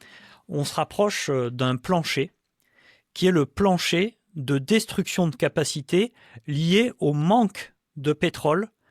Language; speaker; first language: French; native; French